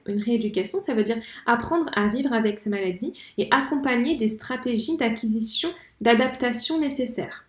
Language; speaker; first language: French; native; French